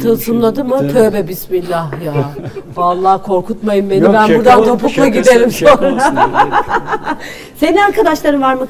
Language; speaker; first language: Turkish; native; Turkish